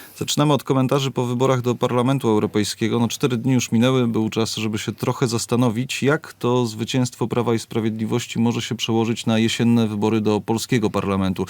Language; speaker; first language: Polish; native; Polish